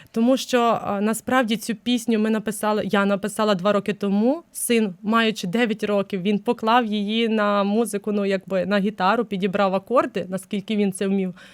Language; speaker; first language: Ukrainian; native; Ukrainian